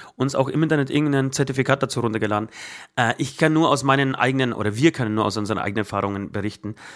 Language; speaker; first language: German; non-native, fluent; Polish